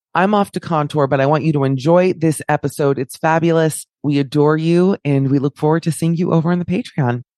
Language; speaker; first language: English; native; English